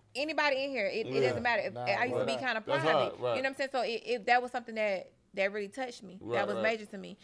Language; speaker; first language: English; native; English